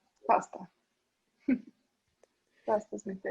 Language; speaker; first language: English; non-native, learner; Spanish